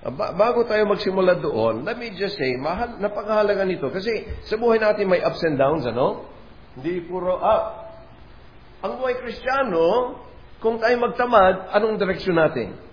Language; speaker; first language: Filipino; non-native, learner; English